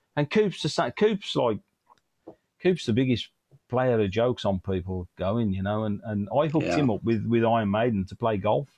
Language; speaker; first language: English; native; English